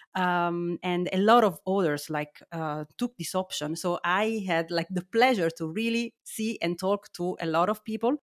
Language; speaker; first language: English; non-native, fluent; Italian